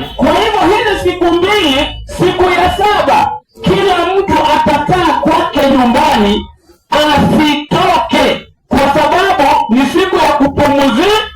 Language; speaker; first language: Swahili; non-native, local second language; Luo (Kenya and Tanzania)